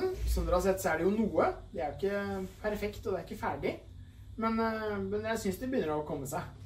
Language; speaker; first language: Norwegian; native; Norwegian